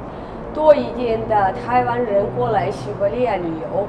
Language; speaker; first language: Chinese; non-native, fluent; Russian